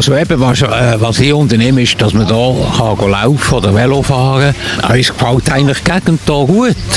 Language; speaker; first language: German; native; German